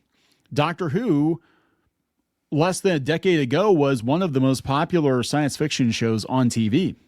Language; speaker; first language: English; native; English